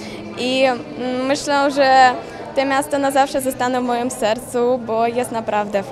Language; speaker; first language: Polish; non-native, fluent; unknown